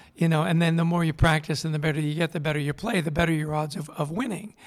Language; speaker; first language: English; native; English